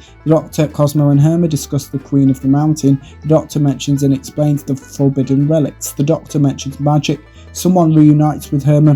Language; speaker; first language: English; native; English